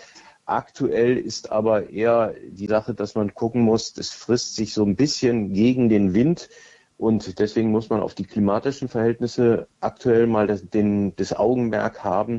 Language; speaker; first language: German; native; German